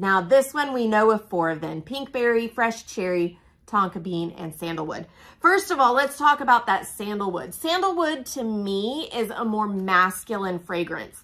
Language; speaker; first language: English; native; English